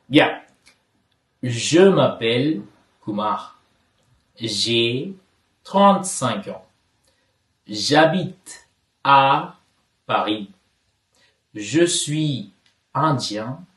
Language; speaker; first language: French; non-native, fluent; Tamil